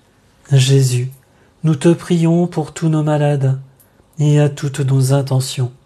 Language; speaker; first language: French; native; French